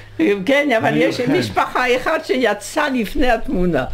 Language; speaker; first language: Hebrew; non-native, fluent; French